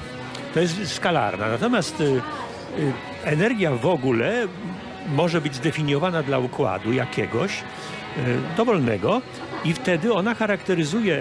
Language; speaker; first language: Polish; native; Polish